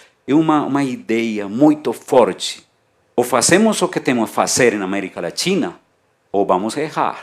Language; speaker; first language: Portuguese; non-native, fluent; Spanish